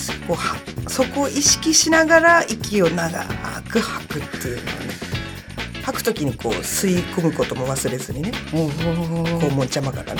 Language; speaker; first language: Japanese; native; Japanese